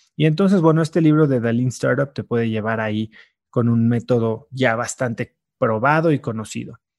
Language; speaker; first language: Spanish; native; Spanish